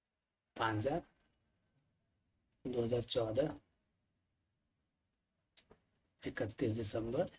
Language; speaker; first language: Hindi; native; Hindi